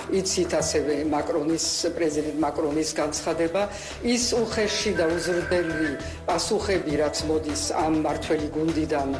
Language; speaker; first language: Georgian; early bilingual, heritage; Georgian